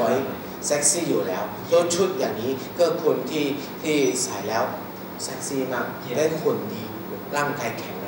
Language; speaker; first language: Thai; non-native, learner; Chinese